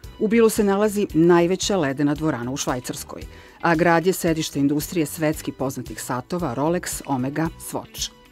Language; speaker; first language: Serbian; native; Serbian